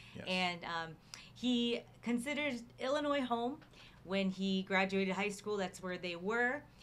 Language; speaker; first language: English; native; English